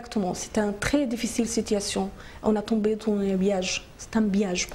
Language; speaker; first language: French; non-native, learner; Arabic